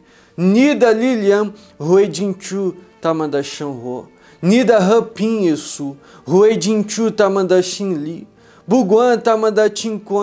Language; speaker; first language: Chinese; non-native, fluent; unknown